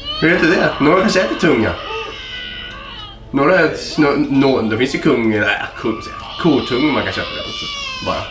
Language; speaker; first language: Swedish; native; Swedish